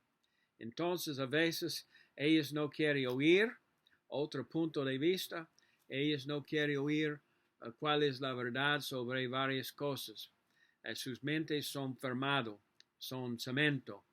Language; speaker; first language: Spanish; non-native, learner; English